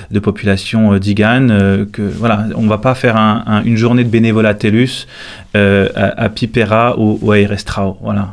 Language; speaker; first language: French; native; French